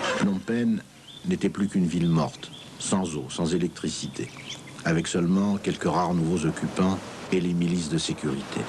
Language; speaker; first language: French; native; French